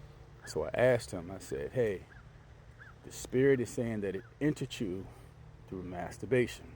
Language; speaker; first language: English; native; English